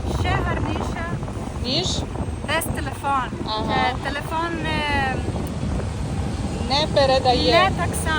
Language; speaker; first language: Ukrainian; non-native, learner; Portuguese